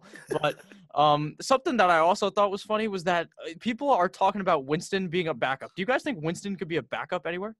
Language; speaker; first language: English; native; English